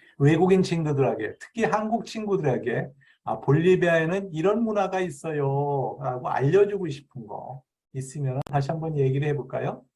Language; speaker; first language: Korean; native; Korean